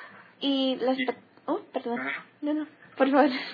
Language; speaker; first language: Spanish; early bilingual, heritage; English